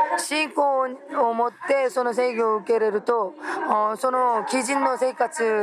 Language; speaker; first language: Japanese; non-native, fluent; Korean